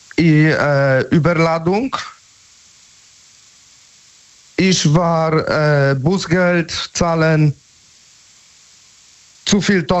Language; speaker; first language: German; non-native, learner; Polish